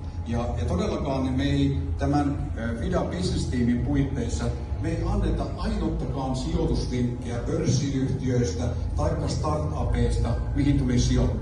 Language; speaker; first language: Finnish; native; Finnish